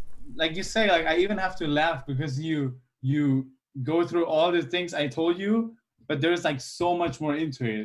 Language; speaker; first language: English; non-native, fluent; German